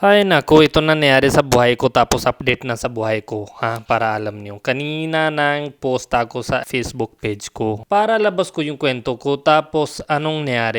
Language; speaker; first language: Filipino; non-native, learner; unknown